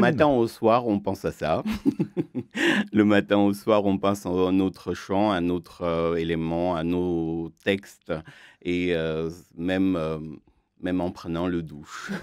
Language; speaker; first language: French; non-native, fluent; Armenian